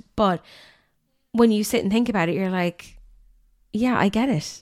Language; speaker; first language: English; native; English